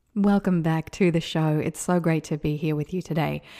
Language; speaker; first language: English; native; English